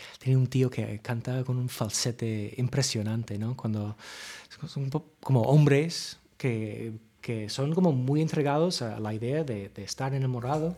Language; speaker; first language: Spanish; non-native, fluent; English